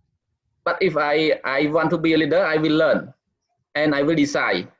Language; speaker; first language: English; non-native, learner; Khmer